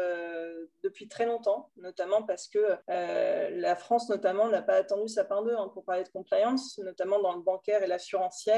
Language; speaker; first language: French; native; French